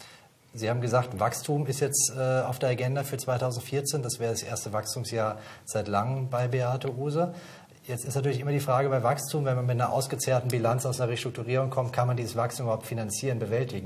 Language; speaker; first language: German; native; German